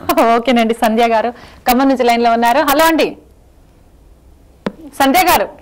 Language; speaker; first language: Telugu; native; Telugu